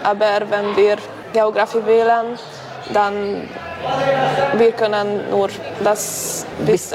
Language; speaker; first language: German; non-native, local second language; Hungarian